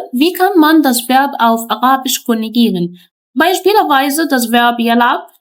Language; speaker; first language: German; non-native, learner; Arabic